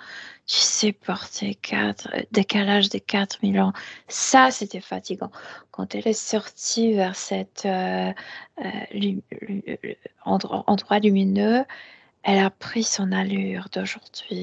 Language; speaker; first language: French; non-native, fluent; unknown